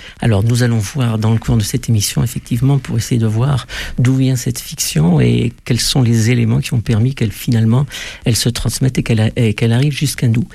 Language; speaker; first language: French; native; French